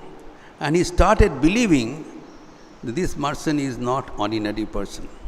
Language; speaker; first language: English; non-native, local second language; Hindi